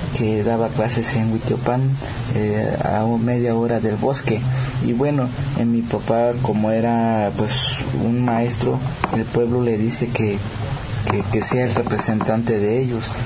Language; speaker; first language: Spanish; non-native, local second language; Tzotzil